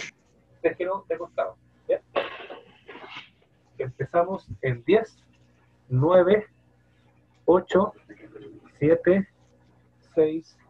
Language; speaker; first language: Spanish; native; Spanish